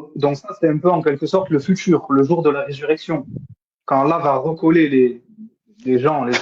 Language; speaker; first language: French; native; French